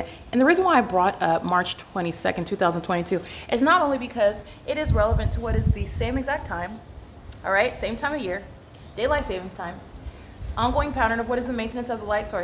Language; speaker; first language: English; native; English